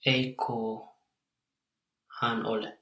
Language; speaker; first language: Finnish; non-native, learner; English